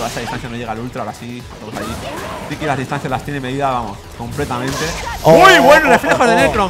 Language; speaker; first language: Spanish; native; Spanish